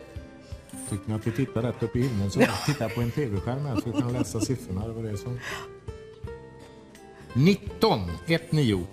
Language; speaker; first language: Swedish; native; Swedish